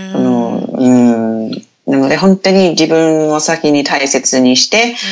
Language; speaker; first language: Japanese; non-native, fluent; English